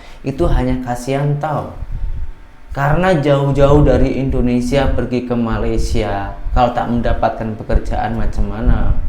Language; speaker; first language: Indonesian; native; Indonesian